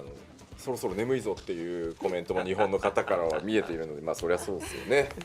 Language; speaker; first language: Japanese; native; Japanese